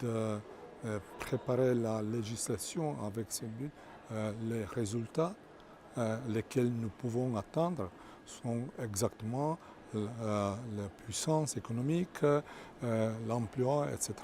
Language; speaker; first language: French; non-native, fluent; Czech